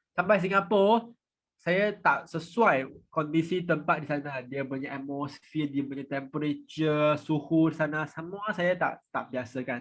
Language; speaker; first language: Malay; non-native, fluent; Vietnamese